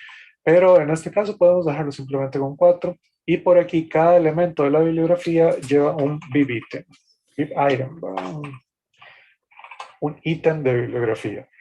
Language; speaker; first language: Spanish; native; Spanish